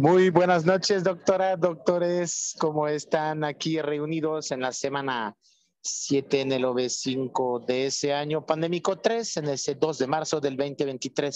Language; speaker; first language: Spanish; native; Spanish